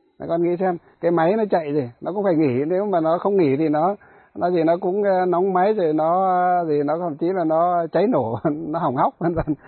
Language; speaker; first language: Vietnamese; non-native, local second language; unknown